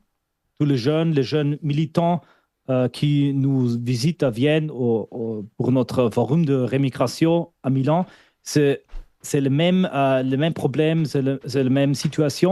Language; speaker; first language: French; non-native, fluent; German